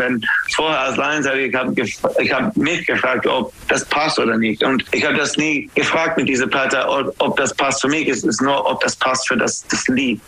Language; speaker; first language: German; non-native, learner; English